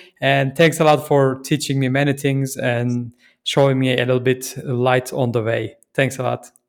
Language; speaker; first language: English; non-native, fluent; Turkish